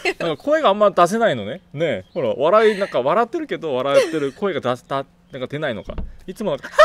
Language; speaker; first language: Japanese; non-native, fluent; Korean